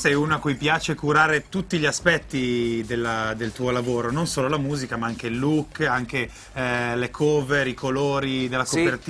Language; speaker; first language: Italian; native; Italian